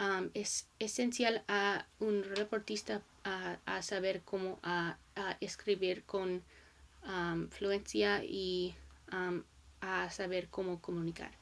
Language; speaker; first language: Spanish; non-native, learner; English